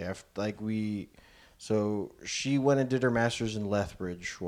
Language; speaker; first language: English; non-native, local second language; Filipino